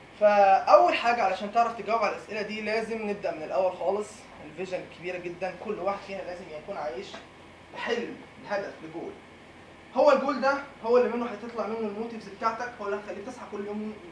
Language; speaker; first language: Arabic; native; Arabic